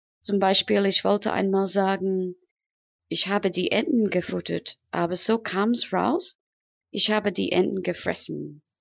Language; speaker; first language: German; non-native, fluent; English